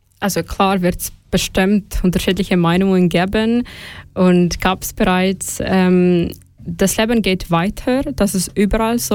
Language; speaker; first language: German; non-native, fluent; Ukrainian